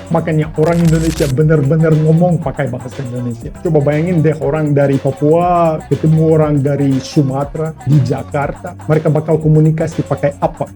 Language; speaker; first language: Indonesian; non-native, fluent; Russian